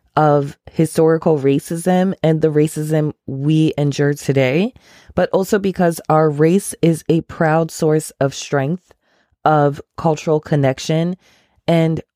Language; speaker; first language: English; non-native, local second language; Akan